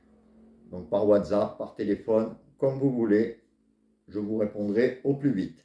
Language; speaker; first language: French; native; French